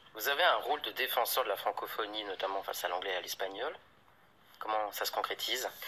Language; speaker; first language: French; native; French